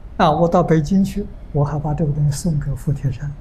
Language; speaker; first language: Chinese; native; Chinese